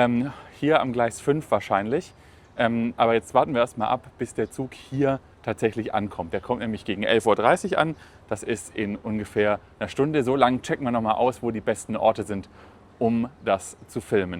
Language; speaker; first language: German; native; German